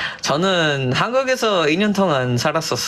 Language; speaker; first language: Korean; non-native, learner; Filipino